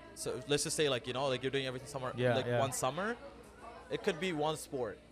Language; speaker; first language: English; early bilingual, other home language; Amharic